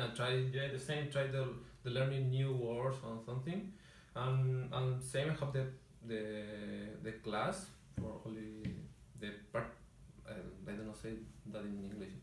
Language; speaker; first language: English; non-native, learner; Spanish